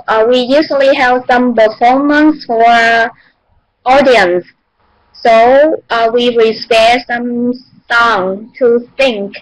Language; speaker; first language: English; non-native, learner; Vietnamese